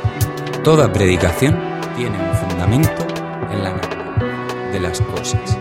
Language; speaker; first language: Spanish; native; Spanish